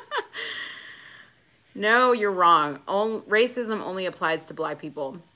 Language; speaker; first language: English; native; English